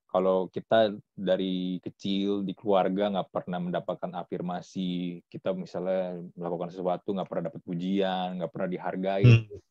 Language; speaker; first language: Indonesian; native; Indonesian